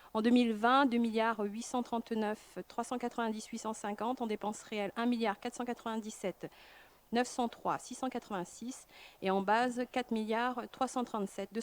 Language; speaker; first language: French; native; French